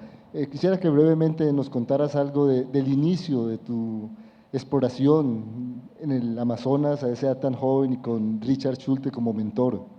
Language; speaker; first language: Spanish; native; Spanish